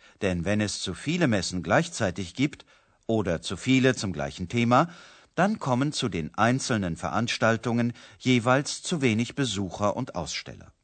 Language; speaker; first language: German; native; German